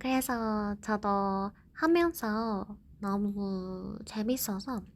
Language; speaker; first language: Korean; non-native, fluent; Japanese